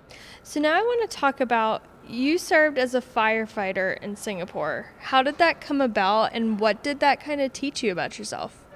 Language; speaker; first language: English; native; English